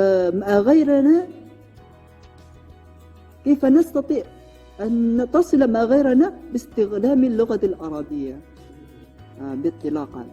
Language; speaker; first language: Arabic; non-native, learner; Indonesian